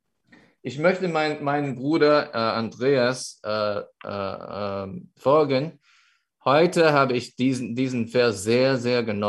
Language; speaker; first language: German; non-native, fluent; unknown